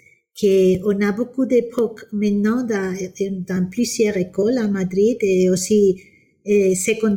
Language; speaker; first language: French; non-native, fluent; Spanish